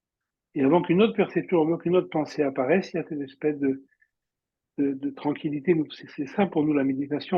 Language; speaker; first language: French; native; French